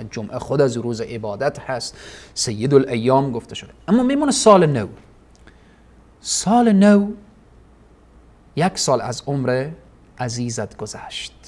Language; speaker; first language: Persian; native; Persian